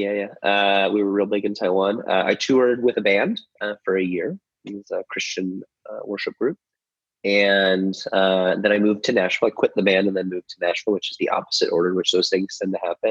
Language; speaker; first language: English; native; English